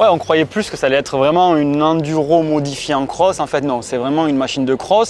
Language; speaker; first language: French; native; French